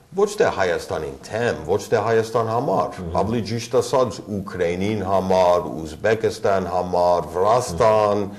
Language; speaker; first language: Armenian; early bilingual, other home language; English